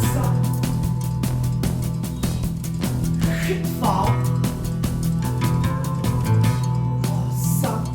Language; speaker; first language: Vietnamese; non-native, learner; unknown